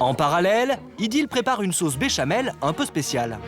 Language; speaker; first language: French; native; French